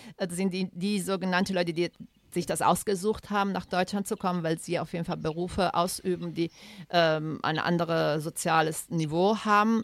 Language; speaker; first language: German; non-native, fluent; Italian